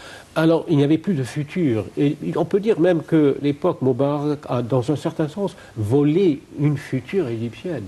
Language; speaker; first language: French; non-native, fluent; Arabic